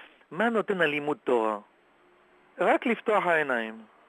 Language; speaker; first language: Hebrew; non-native, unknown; French